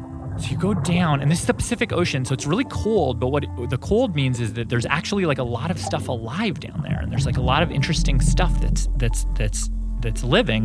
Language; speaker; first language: English; native; English